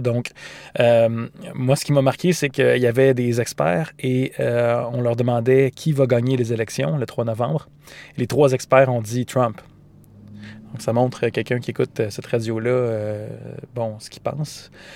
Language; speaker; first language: French; native; French